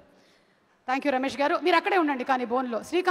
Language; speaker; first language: Telugu; native; Telugu